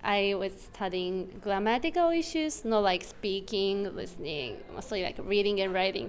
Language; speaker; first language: English; non-native, fluent; Japanese